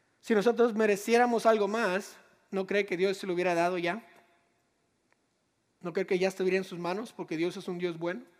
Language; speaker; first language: Spanish; native; Spanish